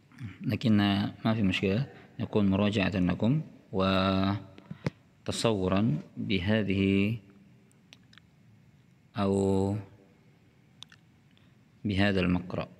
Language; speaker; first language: Arabic; non-native, fluent; Indonesian